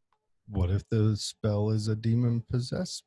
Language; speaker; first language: English; native; English